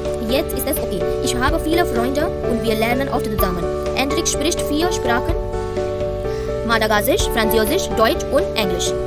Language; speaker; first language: German; non-native, fluent; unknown